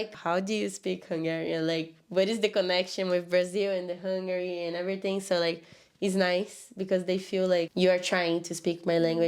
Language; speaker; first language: English; non-native, learner; Portuguese